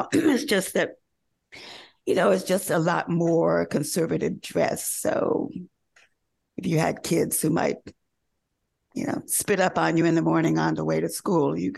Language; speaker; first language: English; native; English